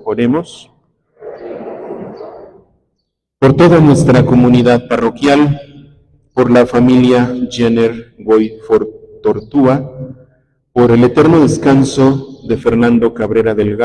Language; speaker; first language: Spanish; native; Spanish